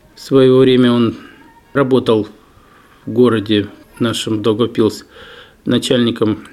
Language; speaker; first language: Russian; native; Russian